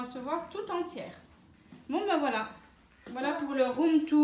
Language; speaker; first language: French; native; French